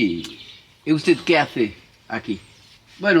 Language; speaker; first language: Spanish; non-native, learner; French